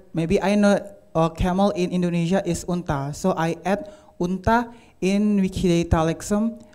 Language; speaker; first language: English; non-native, learner; Indonesian